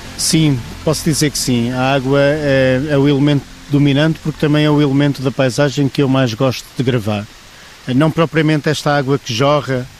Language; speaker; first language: Portuguese; native; Portuguese